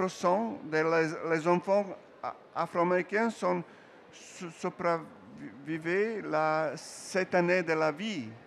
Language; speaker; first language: French; non-native, learner; Serbian